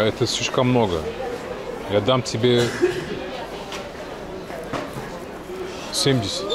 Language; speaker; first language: Russian; non-native, fluent; Hungarian